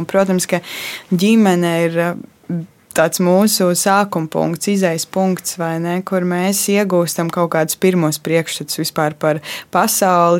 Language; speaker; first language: Latvian; native; Latvian